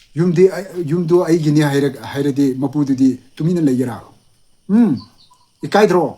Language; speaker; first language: Manipuri; non-native, local second language; Tangkhul Naga (India)